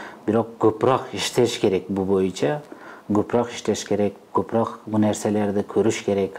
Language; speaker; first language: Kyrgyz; non-native, fluent; Uzbek